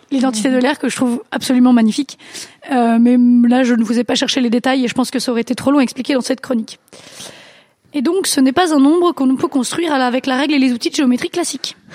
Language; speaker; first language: French; native; French